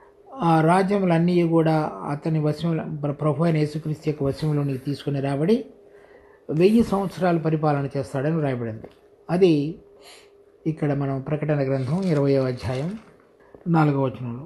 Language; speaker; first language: Telugu; native; Telugu